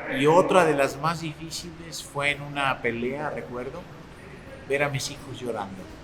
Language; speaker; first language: Spanish; native; Spanish